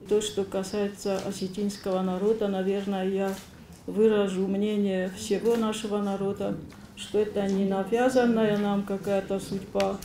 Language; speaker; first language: Russian; non-native, local second language; Ossetic